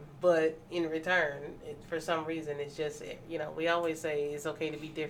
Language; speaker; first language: English; native; English